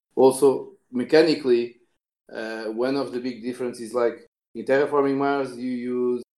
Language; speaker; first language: English; non-native, fluent; Portuguese